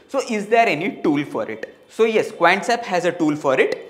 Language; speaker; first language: English; non-native, local second language; Tamil